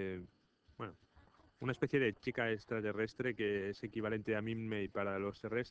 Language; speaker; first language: Spanish; native; Spanish